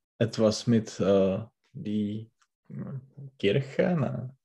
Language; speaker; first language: German; non-native, learner; Czech